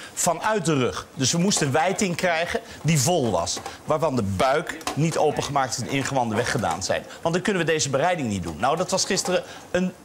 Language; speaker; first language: Dutch; native; Dutch